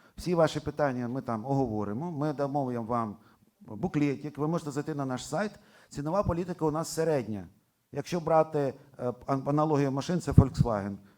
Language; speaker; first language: Ukrainian; non-native, local second language; Russian